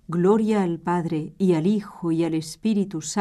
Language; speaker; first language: Spanish; native; Spanish